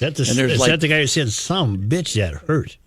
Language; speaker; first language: English; native; English